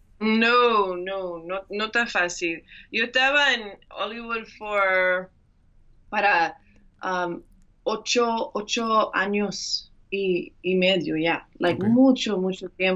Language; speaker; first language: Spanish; early bilingual, heritage; English